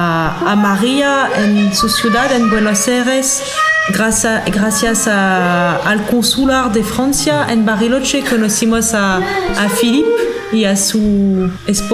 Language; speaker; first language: Spanish; non-native, learner; French